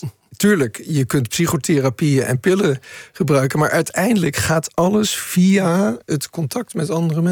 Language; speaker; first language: Dutch; native; Dutch